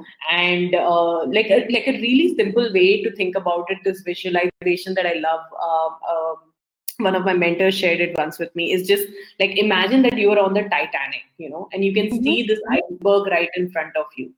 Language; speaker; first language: English; non-native, local second language; Hindi